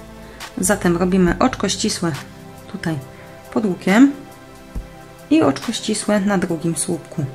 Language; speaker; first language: Polish; native; Polish